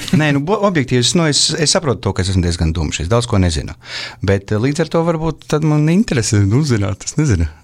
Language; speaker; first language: Latvian; native; Latvian